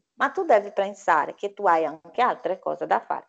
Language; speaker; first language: Italian; non-native, fluent; Portuguese